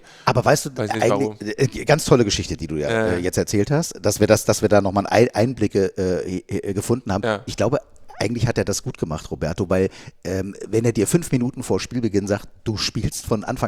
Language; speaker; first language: German; native; German